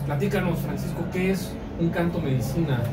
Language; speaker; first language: Spanish; native; Spanish